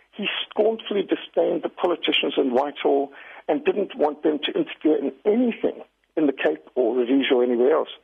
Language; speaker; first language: English; native; English